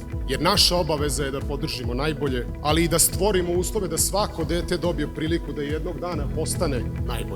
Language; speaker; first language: Serbian; native; Serbian